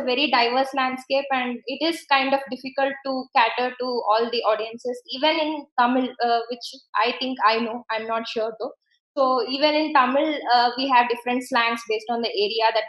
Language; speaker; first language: English; non-native, local second language; Tamil